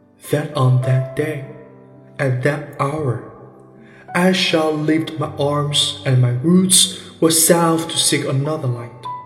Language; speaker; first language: English; non-native, fluent; Chinese